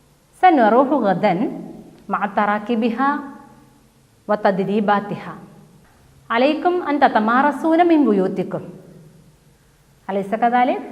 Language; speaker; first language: Arabic; non-native, fluent; Malayalam